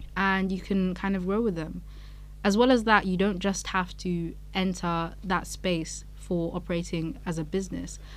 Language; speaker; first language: English; non-native, local second language; Yoruba